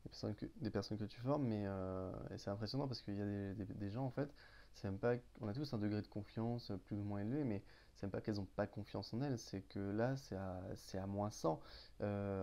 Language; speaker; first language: French; native; French